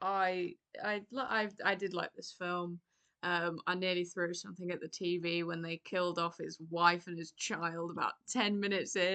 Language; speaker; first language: English; native; English